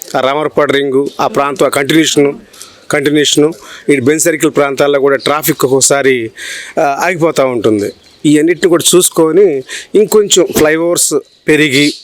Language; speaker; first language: Telugu; native; Telugu